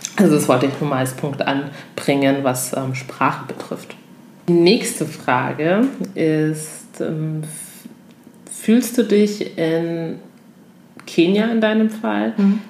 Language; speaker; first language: German; early bilingual, other home language; Ewe